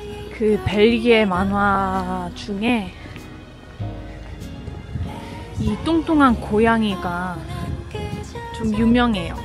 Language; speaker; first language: Korean; non-native, fluent; French